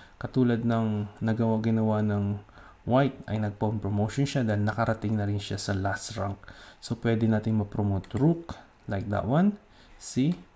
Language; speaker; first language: Filipino; native; Filipino